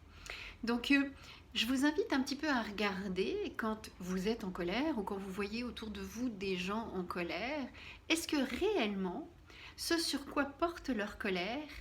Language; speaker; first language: French; native; French